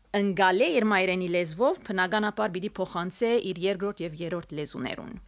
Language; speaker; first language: Armenian; native; Armenian